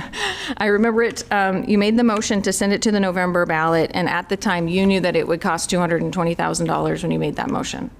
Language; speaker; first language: English; native; English